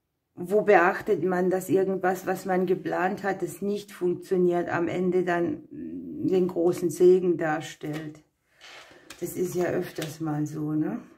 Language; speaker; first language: German; native; German